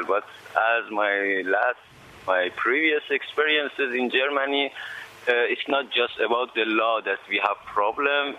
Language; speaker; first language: English; non-native, learner; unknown